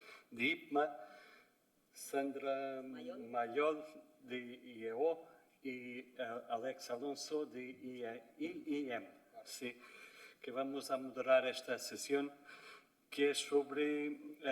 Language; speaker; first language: Spanish; non-native, fluent; Portuguese